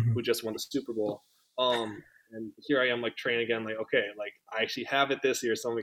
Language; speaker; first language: English; native; English